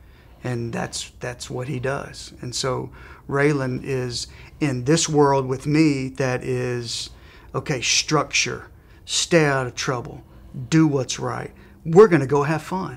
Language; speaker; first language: English; native; English